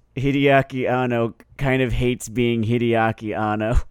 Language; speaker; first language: English; native; English